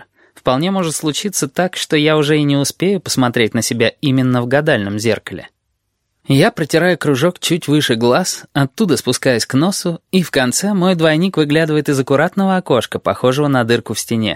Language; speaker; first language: Russian; native; Russian